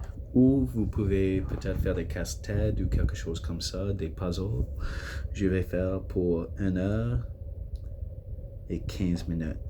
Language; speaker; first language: French; non-native, local second language; English